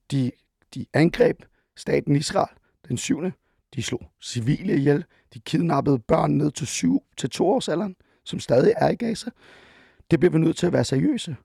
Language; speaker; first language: Danish; early bilingual, other home language; Persian